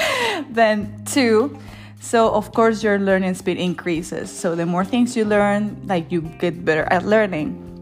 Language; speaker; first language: English; non-native, fluent; Spanish